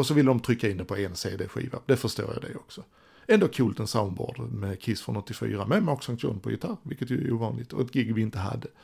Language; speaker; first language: Swedish; native; Swedish